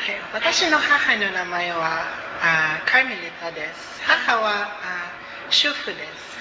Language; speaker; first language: Japanese; non-native, learner; Cebuano